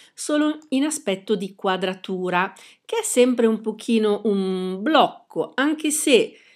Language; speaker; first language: Italian; native; Italian